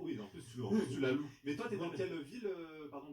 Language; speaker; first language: French; native; French